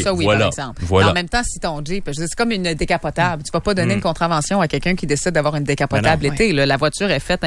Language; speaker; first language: French; native; French